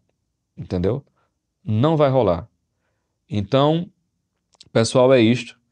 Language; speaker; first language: Portuguese; native; Portuguese